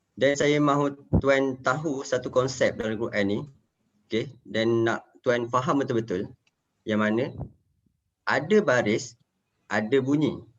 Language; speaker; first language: Malay; native; Malay